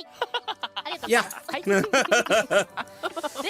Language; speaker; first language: Japanese; native; Japanese